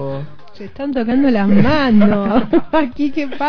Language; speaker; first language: Spanish; native; Spanish